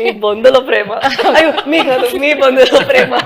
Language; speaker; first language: Telugu; non-native, fluent; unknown